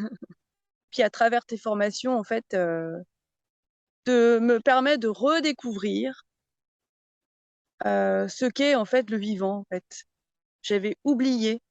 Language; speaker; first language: French; native; French